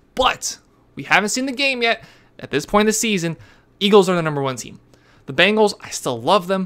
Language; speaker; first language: English; native; English